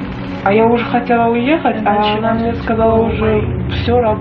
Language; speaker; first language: Russian; non-native, learner; Uzbek